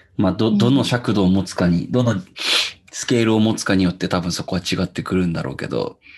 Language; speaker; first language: Japanese; native; Japanese